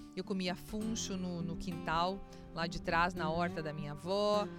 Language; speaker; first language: Portuguese; native; Portuguese